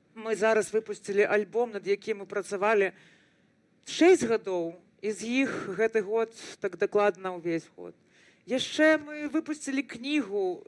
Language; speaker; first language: Belarusian; non-native, local second language; Russian